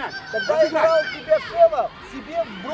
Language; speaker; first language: Russian; native; Russian